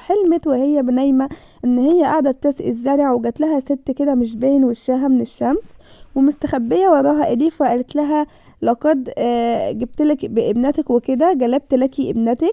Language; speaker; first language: Arabic; native; Arabic